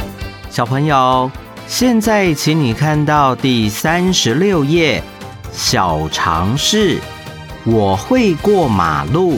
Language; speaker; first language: Chinese; native; Chinese